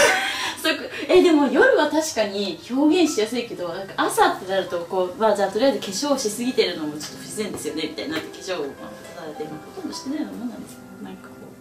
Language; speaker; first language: Japanese; native; Japanese